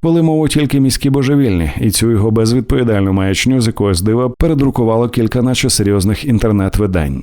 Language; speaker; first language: Ukrainian; native; Ukrainian